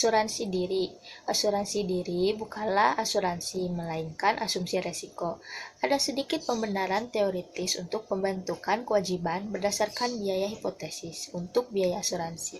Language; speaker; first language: Indonesian; native; Indonesian